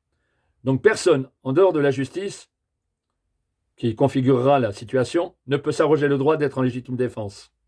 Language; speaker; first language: French; native; French